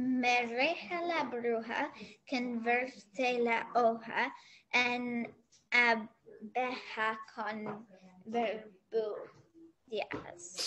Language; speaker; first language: Spanish; non-native, learner; English